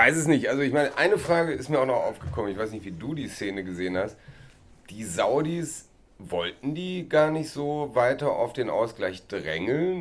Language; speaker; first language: German; native; German